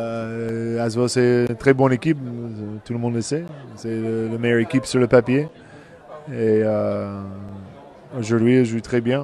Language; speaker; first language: French; non-native, fluent; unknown